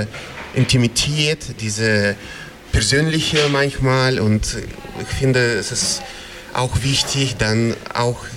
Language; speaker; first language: German; non-native, fluent; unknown